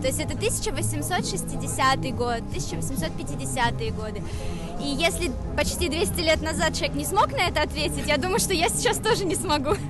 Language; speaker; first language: Russian; native; Russian